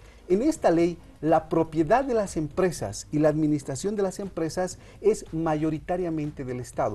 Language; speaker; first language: Spanish; native; Spanish